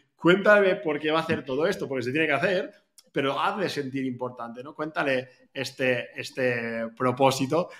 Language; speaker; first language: Spanish; native; Spanish